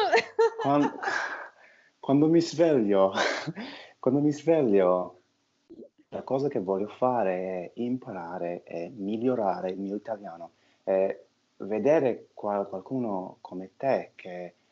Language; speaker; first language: Italian; non-native, fluent; English